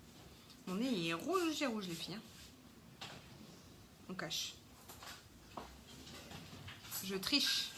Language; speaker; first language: French; native; French